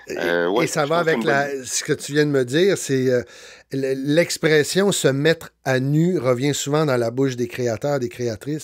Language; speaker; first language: French; native; French